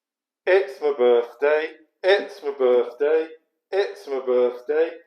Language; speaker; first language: English; native; English